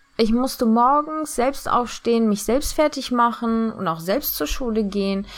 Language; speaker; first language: German; early bilingual, other home language; Turkish